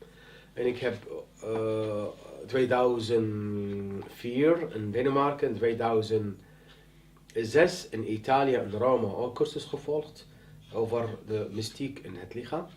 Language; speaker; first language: Dutch; non-native, learner; Arabic